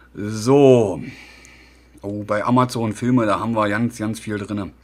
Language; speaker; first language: German; native; German